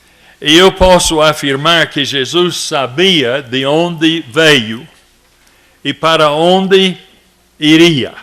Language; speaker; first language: Portuguese; non-native, fluent; English